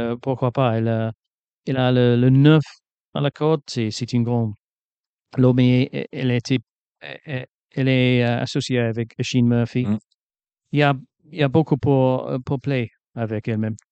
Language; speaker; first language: French; non-native, fluent; English